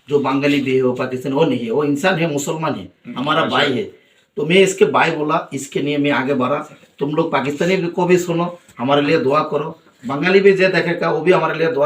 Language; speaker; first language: Hindi; non-native, learner; Bangla